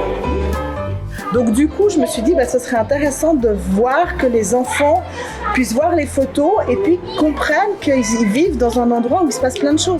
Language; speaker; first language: French; native; French